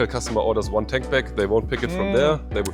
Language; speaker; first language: English; non-native, fluent; German